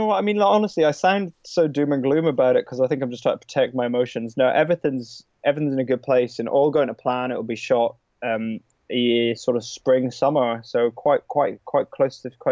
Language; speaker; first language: English; native; English